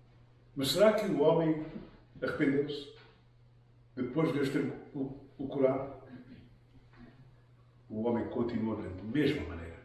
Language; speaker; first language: Portuguese; native; Portuguese